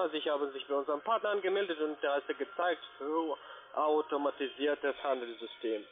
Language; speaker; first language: German; non-native, learner; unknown